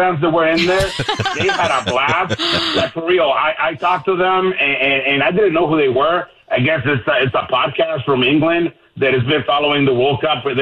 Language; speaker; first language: English; non-native, fluent; Spanish